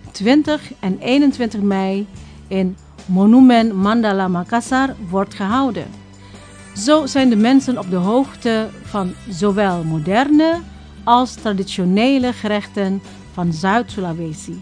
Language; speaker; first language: Dutch; non-native, fluent; Indonesian